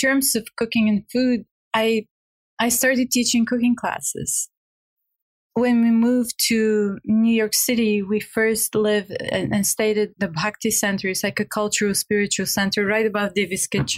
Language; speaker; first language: English; non-native, fluent; Bulgarian